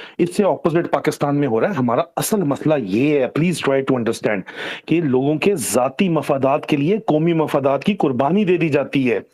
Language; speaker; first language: Urdu; non-native, local second language; Punjabi